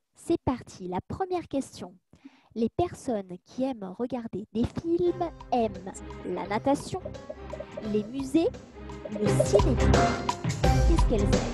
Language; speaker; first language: French; native; French